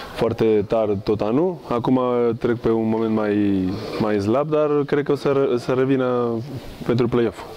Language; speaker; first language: Romanian; non-native, fluent; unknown